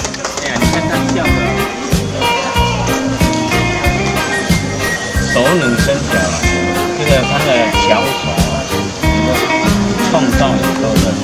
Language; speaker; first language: Chinese; non-native, local second language; Min Nan Chinese